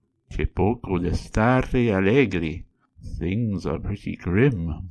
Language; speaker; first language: Italian; non-native, learner; English